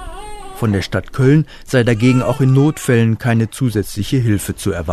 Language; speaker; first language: German; native; German